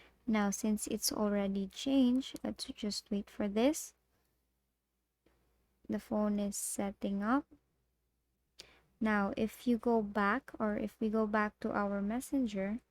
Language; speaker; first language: English; non-native, local second language; Filipino